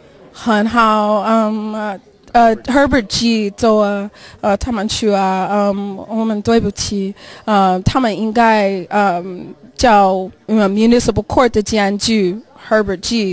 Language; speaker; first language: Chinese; early bilingual, heritage; English